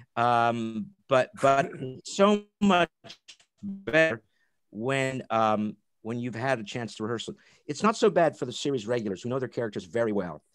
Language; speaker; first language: English; native; English